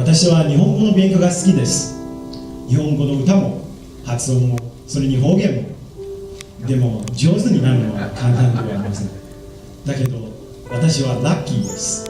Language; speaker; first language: Japanese; non-native, learner; English